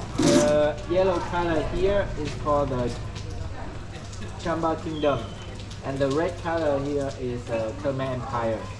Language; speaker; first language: English; non-native, fluent; Vietnamese